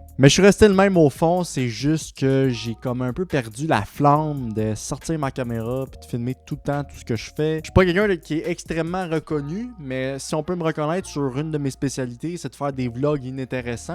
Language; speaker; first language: French; native; French